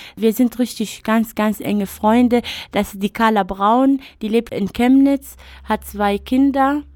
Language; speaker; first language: German; non-native, fluent; Arabic